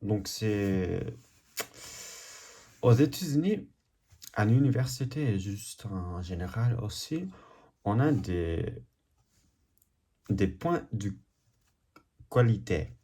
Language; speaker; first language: French; non-native, learner; English